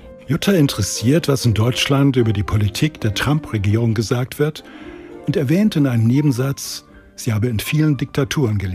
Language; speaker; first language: German; native; German